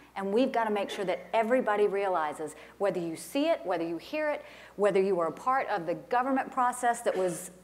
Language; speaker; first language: English; native; English